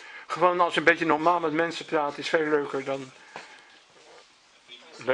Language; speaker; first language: Dutch; native; Dutch